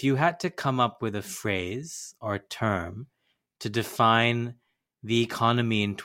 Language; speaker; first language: English; non-native, local second language; Hindi